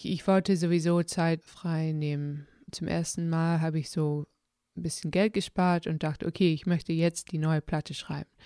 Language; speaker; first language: German; early bilingual, heritage; English